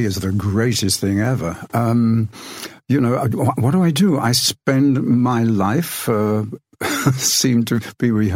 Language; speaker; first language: English; native; English